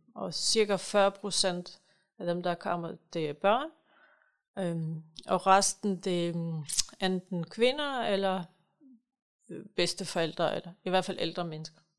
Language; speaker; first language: Danish; non-native, fluent; Ukrainian